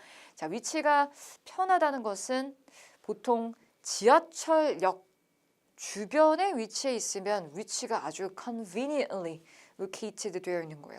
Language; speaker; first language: Korean; native; Korean